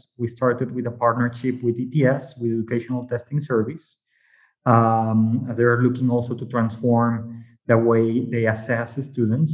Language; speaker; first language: English; non-native, fluent; Spanish